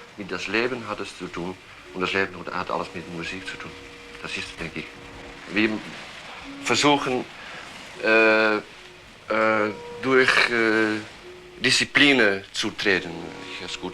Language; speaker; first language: German; non-native, learner; Dutch